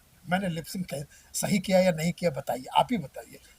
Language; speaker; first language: Hindi; native; Hindi